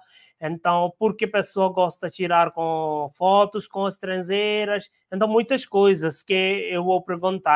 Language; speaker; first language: Portuguese; non-native, learner; Hindi